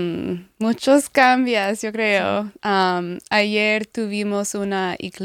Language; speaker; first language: Spanish; non-native, learner; English